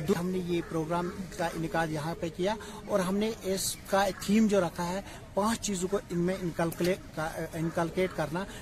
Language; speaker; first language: Urdu; non-native, local second language; Kashmiri